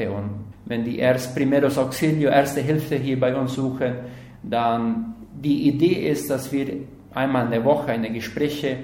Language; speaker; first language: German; non-native, learner; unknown